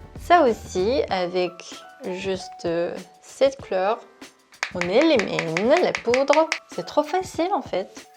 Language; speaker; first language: French; non-native, fluent; Korean